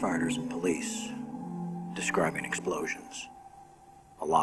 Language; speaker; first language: English; native; English